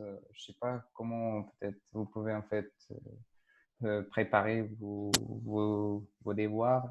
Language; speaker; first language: French; non-native, fluent; Russian